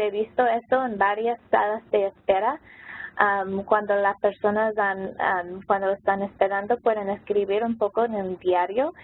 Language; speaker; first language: Spanish; non-native, local second language; English